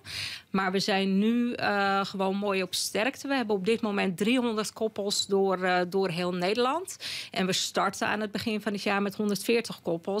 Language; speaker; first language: Dutch; native; Dutch